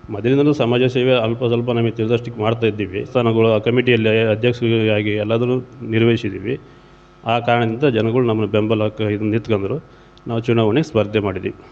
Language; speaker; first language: Kannada; native; Kannada